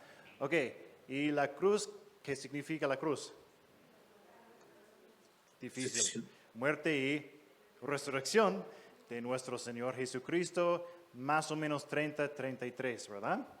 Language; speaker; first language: Spanish; non-native, fluent; English